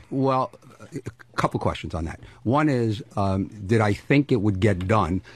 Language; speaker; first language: English; native; English